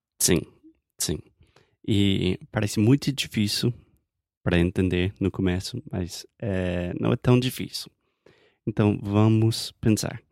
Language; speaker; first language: Portuguese; non-native, fluent; English